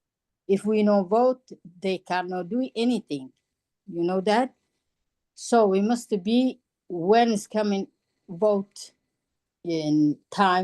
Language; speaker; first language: English; non-native, learner; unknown